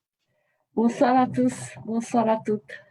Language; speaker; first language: French; non-native, fluent; Romanian